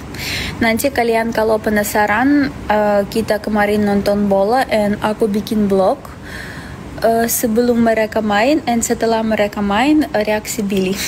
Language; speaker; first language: Indonesian; non-native, fluent; Russian